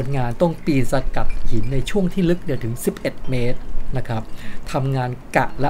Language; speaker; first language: Thai; native; Thai